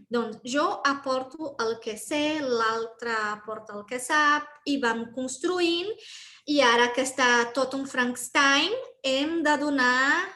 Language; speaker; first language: Catalan; non-native, fluent; Portuguese